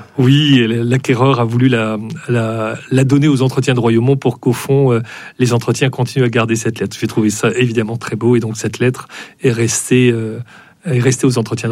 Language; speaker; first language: French; native; French